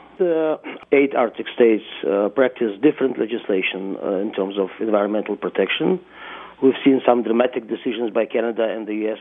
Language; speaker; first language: English; non-native, fluent; Russian